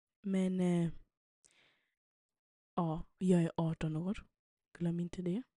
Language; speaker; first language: Swedish; early bilingual, other home language; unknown